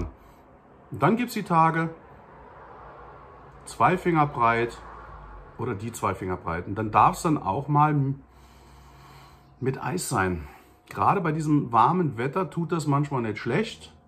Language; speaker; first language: German; native; German